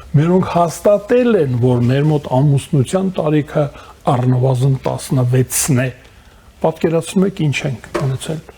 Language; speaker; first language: Armenian; native; Armenian